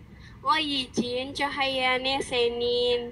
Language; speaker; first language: Chinese; non-native, learner; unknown